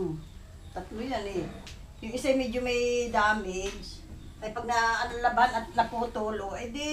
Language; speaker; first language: Filipino; native; Filipino